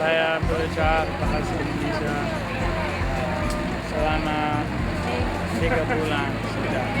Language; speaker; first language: Indonesian; non-native, learner; Japanese